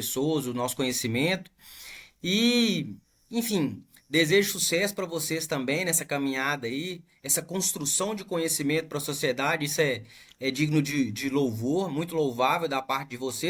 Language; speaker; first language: Portuguese; native; Portuguese